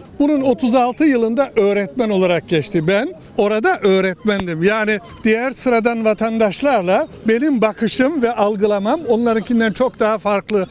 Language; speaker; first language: Turkish; native; Turkish